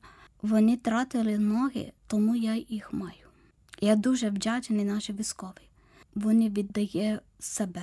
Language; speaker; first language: Ukrainian; non-native, learner; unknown